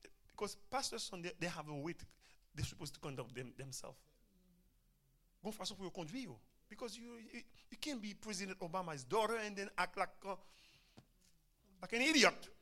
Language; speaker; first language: English; non-native, fluent; Haitian Creole